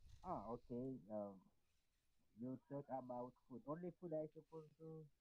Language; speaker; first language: English; non-native, learner; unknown